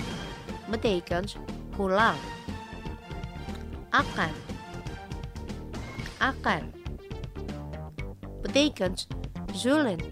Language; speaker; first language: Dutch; non-native, fluent; Indonesian